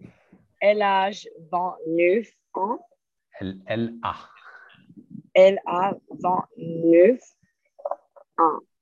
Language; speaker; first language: French; non-native, learner; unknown